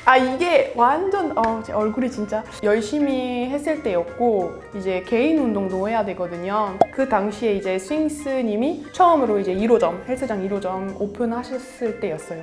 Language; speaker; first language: Korean; non-native, fluent; French